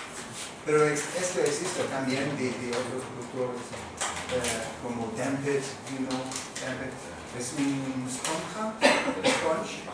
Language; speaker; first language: Spanish; non-native, fluent; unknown